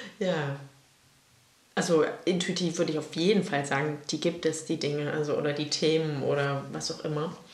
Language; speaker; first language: German; early bilingual, other home language; Russian